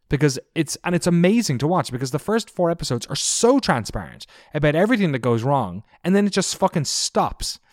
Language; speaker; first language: English; native; English